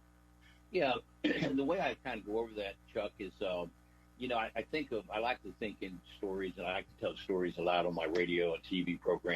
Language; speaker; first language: English; native; English